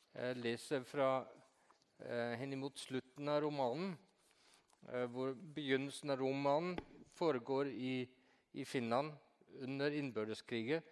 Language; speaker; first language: Norwegian; native; Norwegian